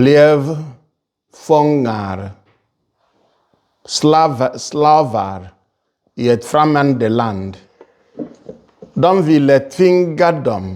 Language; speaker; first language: Swedish; non-native, fluent; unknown